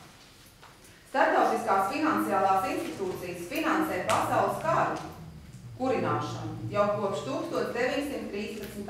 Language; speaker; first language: Latvian; native; Latvian